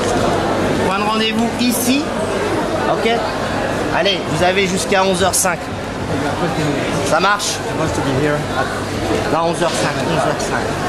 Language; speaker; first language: French; native; French